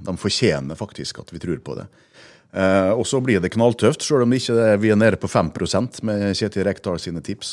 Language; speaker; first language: Norwegian; native; Norwegian